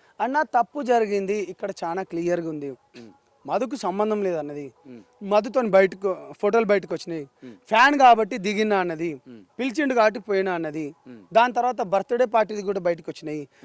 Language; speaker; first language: Telugu; non-native, local second language; Lambadi